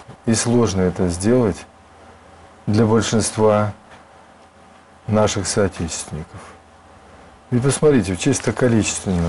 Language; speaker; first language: Russian; native; Russian